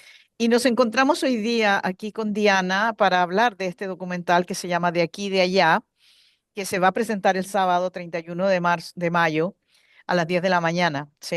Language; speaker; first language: Spanish; native; Spanish